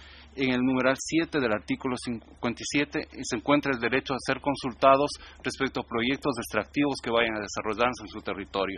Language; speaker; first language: Spanish; native; Spanish